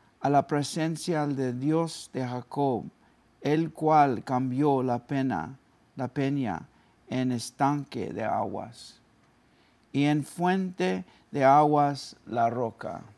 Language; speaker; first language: Spanish; early bilingual, heritage; Spanish